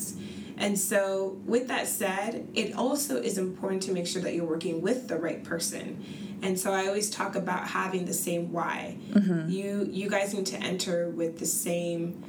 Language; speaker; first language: English; native; English